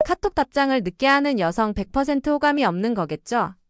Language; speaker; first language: Korean; native; Korean